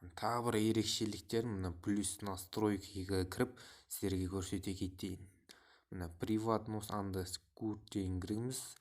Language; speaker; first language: Kazakh; non-native, local second language; Russian